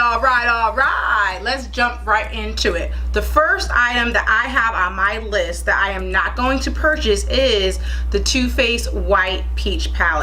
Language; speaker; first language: English; native; English